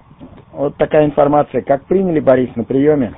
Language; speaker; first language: Russian; native; Russian